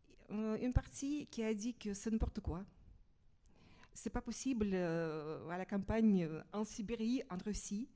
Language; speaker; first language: French; non-native, fluent; Russian